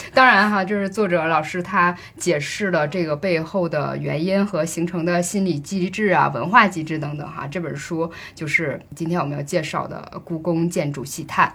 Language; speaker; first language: Chinese; native; Chinese